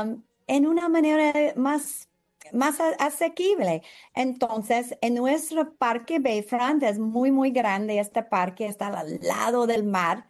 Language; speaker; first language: Spanish; non-native, fluent; English